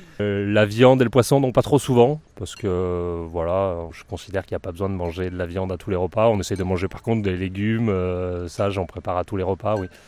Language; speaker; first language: French; native; French